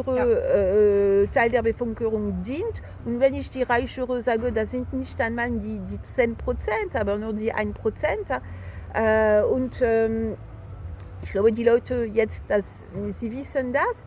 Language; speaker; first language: German; non-native, fluent; French